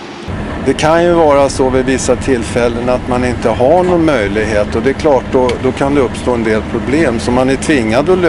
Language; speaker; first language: Swedish; native; Swedish